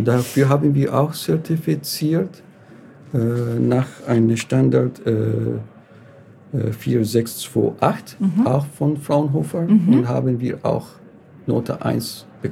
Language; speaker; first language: German; non-native, learner; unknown